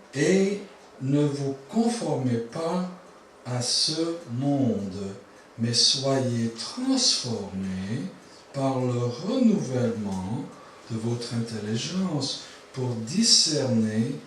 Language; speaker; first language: French; non-native, fluent; English